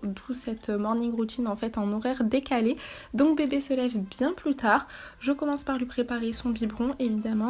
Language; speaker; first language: French; native; French